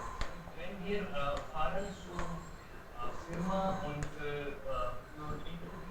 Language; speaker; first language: German; non-native, learner; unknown